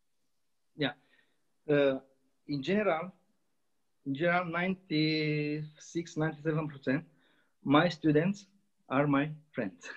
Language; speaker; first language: English; non-native, learner; Romanian